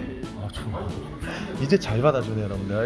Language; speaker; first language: Korean; native; Korean